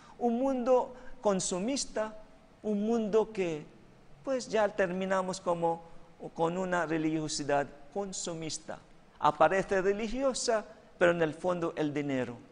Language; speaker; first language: Spanish; non-native, fluent; Filipino